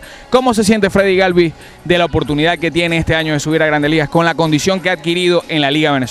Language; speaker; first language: Spanish; native; Spanish